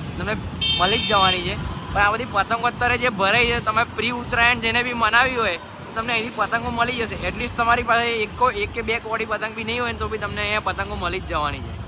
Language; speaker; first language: Gujarati; native; Gujarati